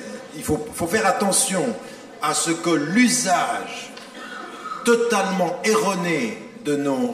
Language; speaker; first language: French; native; French